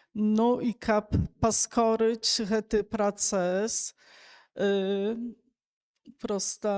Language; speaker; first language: Polish; non-native, local second language; Belarusian